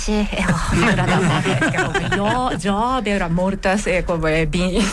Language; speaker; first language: Catalan; non-native, learner; Japanese